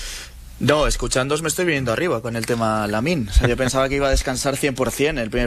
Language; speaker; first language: Spanish; native; Spanish